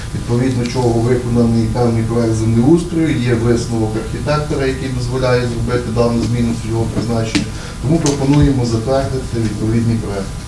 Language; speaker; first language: Ukrainian; native; Ukrainian